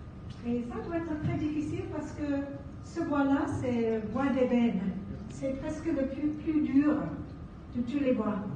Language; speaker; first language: French; non-native, fluent; English